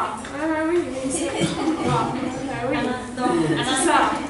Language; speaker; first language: French; non-native, learner; Arabic